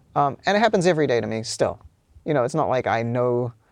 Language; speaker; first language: English; native; English